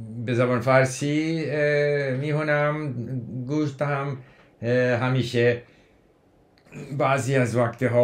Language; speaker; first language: Persian; non-native, learner; English